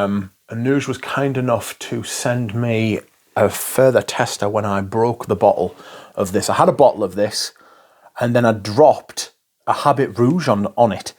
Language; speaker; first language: English; native; English